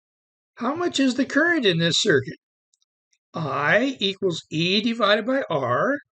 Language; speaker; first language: English; native; English